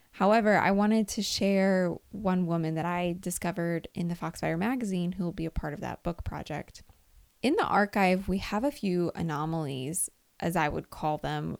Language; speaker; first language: English; native; English